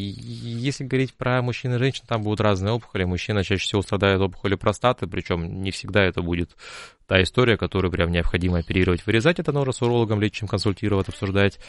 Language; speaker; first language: Russian; native; Russian